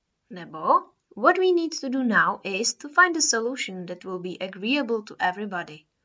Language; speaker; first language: English; non-native, fluent; Czech